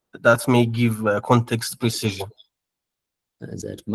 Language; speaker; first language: English; non-native, learner; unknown